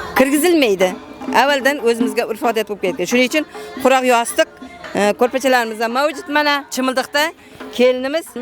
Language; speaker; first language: Uzbek; native; Uzbek